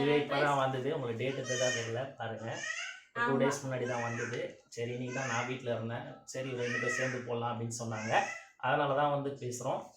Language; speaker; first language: Tamil; native; Tamil